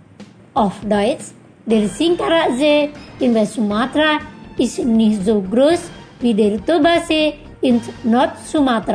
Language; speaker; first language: German; non-native, fluent; Indonesian